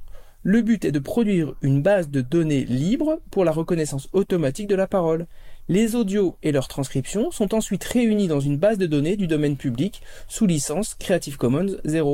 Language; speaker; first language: French; native; French